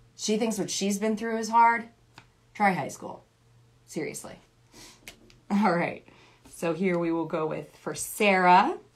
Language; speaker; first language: English; native; English